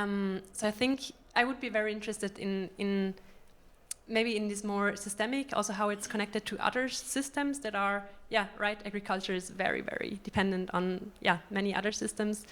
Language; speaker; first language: English; non-native, fluent; German